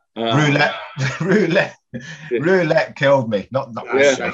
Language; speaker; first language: English; native; English